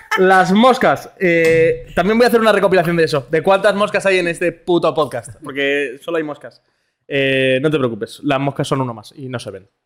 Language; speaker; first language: Spanish; native; Spanish